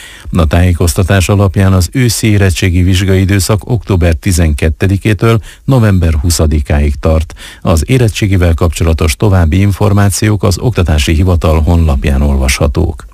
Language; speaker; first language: Hungarian; native; Hungarian